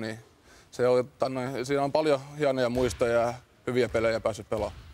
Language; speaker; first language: Finnish; native; Finnish